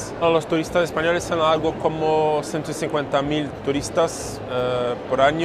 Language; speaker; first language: Spanish; non-native, fluent; Portuguese